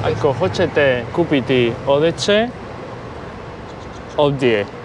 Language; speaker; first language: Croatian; non-native, learner; Spanish